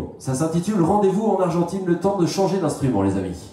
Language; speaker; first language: French; native; French